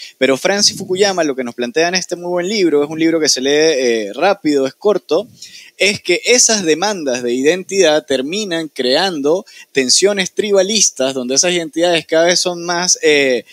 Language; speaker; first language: Spanish; native; Spanish